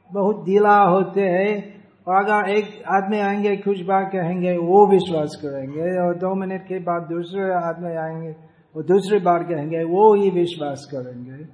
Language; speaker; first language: Hindi; non-native, fluent; English